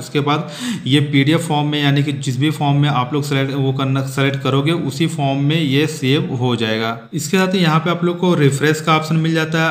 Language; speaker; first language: Hindi; native; Hindi